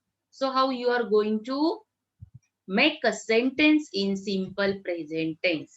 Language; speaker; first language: English; non-native, local second language; Marathi